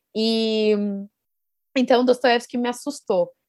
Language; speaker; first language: Portuguese; native; Portuguese